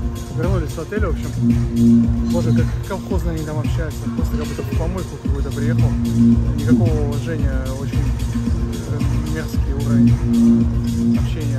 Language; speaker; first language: Russian; native; Russian